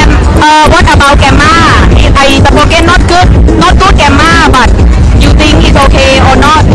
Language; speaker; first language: English; non-native, learner; Thai